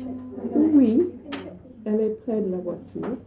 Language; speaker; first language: French; non-native, fluent; English